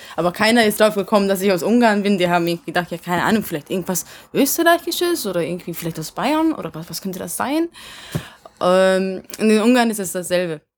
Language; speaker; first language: German; early bilingual, other home language; Hungarian